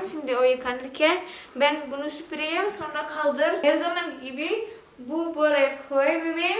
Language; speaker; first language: Turkish; non-native, learner; Indonesian